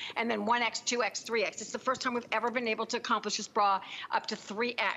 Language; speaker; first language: English; native; English